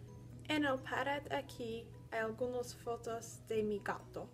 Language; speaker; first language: Spanish; non-native, learner; English